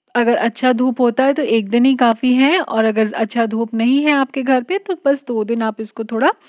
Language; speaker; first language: Hindi; non-native, local second language; Bangla